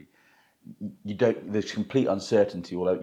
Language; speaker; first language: English; native; English